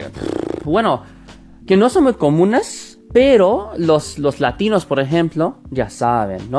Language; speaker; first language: Spanish; non-native, fluent; English